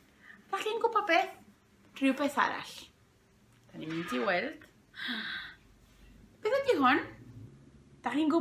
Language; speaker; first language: Welsh; non-native, fluent; Spanish